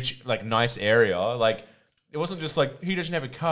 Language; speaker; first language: English; non-native, local second language; Croatian